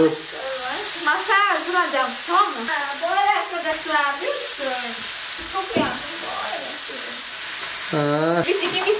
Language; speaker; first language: Turkish; non-native, learner; Indonesian